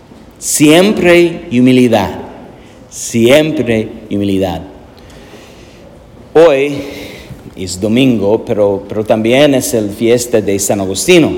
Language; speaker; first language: Spanish; non-native, learner; English